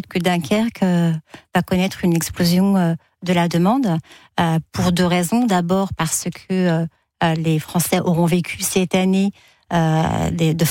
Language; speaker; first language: French; native; French